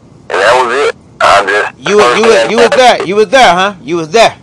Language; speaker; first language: English; native; English